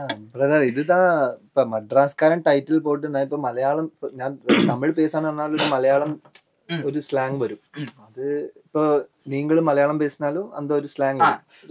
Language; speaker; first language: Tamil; non-native, learner; Malayalam